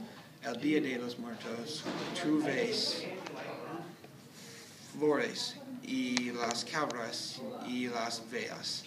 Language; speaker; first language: Spanish; non-native, learner; English